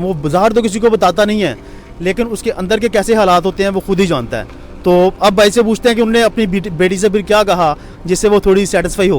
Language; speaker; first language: Hindi; non-native, local second language; Punjabi